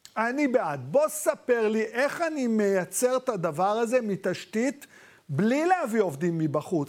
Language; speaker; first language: Hebrew; native; Hebrew